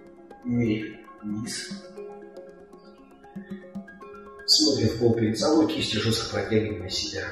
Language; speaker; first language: Russian; native; Russian